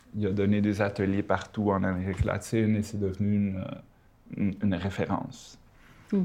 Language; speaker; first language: French; early bilingual, other home language; Spanish